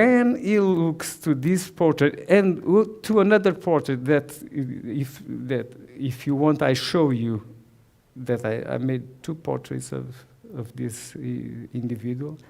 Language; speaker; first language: English; non-native, learner; Portuguese